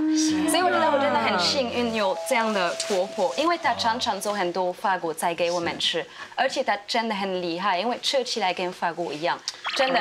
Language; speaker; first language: Chinese; non-native, fluent; French